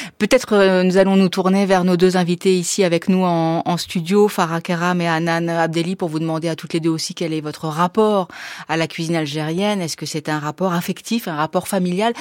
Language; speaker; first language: French; native; French